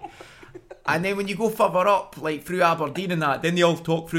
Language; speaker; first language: English; native; English